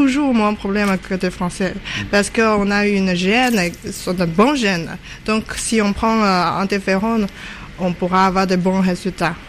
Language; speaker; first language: French; non-native, fluent; Chinese